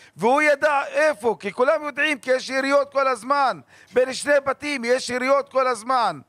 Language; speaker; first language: Hebrew; non-native, local second language; Arabic